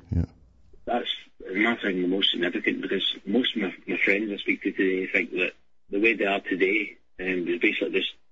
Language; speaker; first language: English; native; English